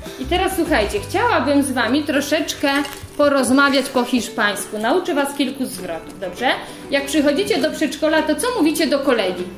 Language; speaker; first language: Polish; native; Polish